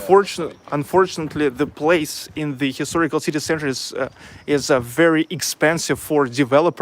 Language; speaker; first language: English; non-native, local second language; Russian